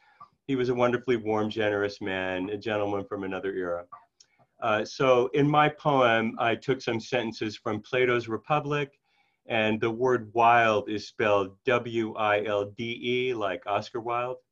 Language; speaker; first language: English; native; English